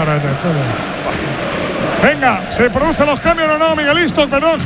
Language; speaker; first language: Spanish; native; Spanish